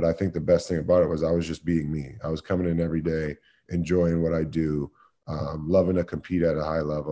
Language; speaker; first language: English; native; English